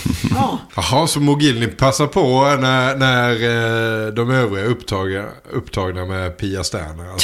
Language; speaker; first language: Swedish; native; Swedish